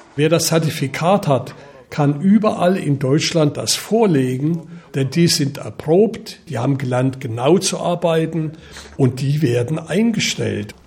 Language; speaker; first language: German; native; German